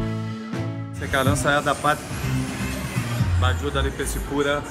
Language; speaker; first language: Indonesian; non-native, learner; Portuguese